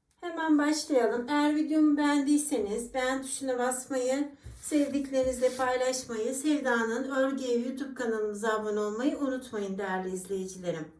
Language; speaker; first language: Turkish; native; Turkish